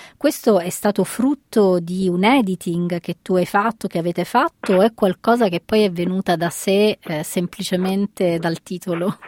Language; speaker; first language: Italian; native; Italian